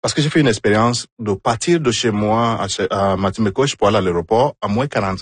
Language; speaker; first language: French; non-native, fluent; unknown